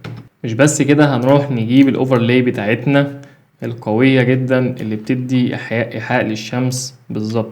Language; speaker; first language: Arabic; native; Arabic